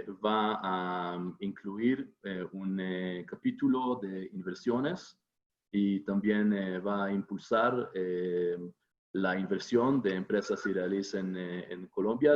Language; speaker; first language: Spanish; non-native, fluent; Hebrew